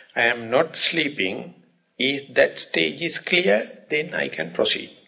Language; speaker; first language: English; non-native, local second language; Sinhala